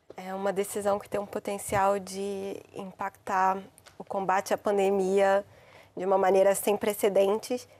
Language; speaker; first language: Portuguese; native; Portuguese